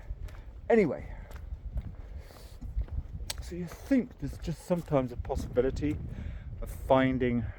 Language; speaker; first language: English; native; English